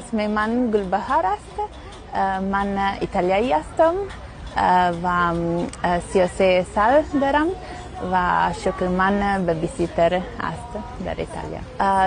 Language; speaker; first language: Persian; non-native, learner; Italian